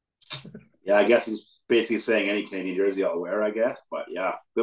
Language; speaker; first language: English; native; English